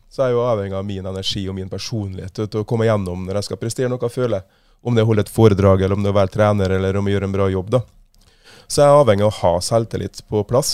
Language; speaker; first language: Norwegian; native; Norwegian